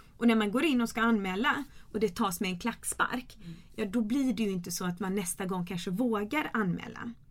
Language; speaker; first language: Swedish; early bilingual, other home language; Kurdish